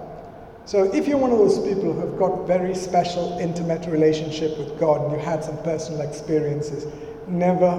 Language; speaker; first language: English; non-native, local second language; Malayalam